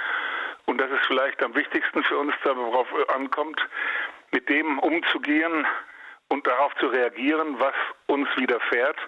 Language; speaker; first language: German; native; German